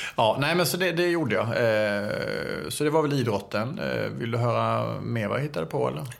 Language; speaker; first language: Swedish; native; Swedish